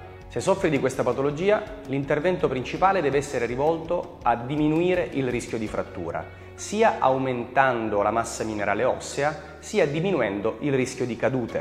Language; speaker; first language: Italian; native; Italian